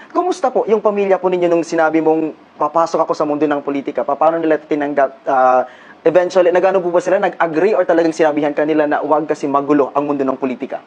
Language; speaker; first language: Filipino; native; Filipino